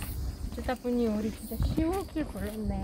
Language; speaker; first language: Korean; non-native, learner; Russian